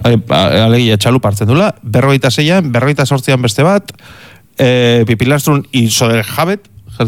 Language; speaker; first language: Basque; native; Basque